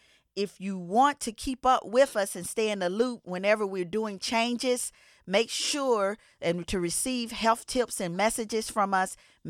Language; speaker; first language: English; native; English